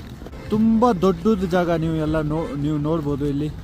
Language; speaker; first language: Kannada; non-native, local second language; Ladakhi